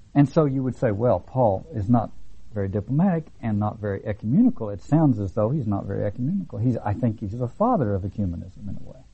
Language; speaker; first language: English; native; English